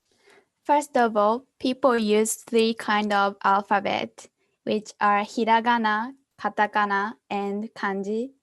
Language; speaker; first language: English; non-native, fluent; Japanese